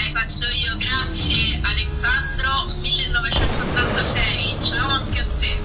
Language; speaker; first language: Italian; non-native, fluent; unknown